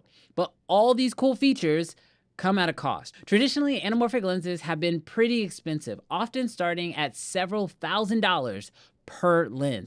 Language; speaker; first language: English; native; English